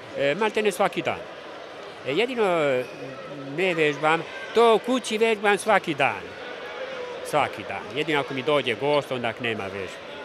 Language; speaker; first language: Bosnian; non-native, local second language; Hungarian